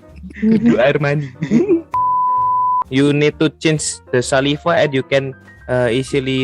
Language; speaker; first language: English; non-native, learner; Indonesian